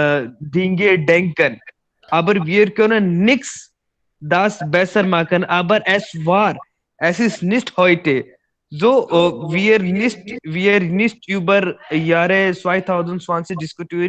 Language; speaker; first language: German; non-native, learner; Hindi